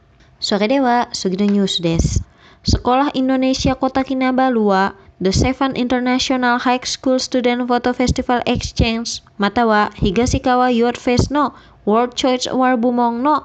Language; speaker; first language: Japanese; non-native, fluent; Indonesian